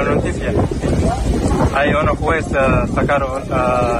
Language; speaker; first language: Spanish; non-native, learner; Arabic